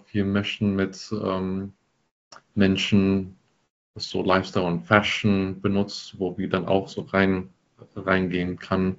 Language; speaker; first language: German; non-native, fluent; English